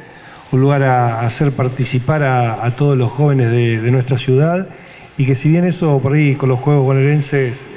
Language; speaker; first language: Spanish; native; Spanish